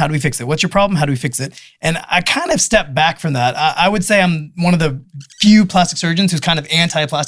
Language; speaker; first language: English; native; English